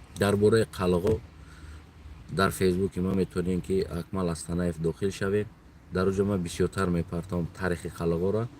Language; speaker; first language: Tajik; non-native, local second language; Uzbek